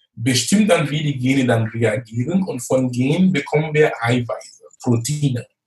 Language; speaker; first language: German; non-native, fluent; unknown